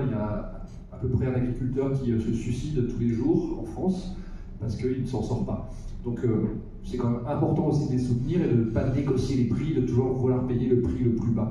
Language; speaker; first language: French; native; French